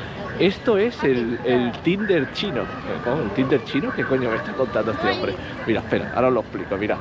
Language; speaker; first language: Spanish; native; Spanish